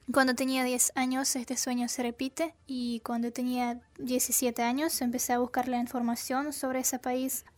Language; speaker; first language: Spanish; non-native, fluent; Russian